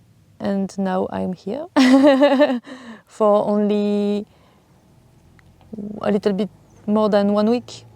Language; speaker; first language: English; non-native, learner; French